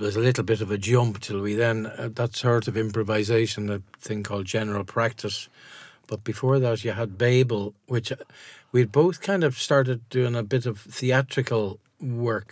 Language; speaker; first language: English; native; English